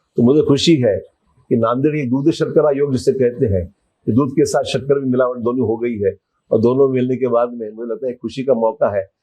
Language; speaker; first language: Hindi; non-native, local second language; Marathi